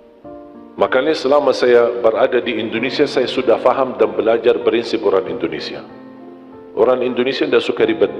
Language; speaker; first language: Indonesian; non-native, fluent; Arabic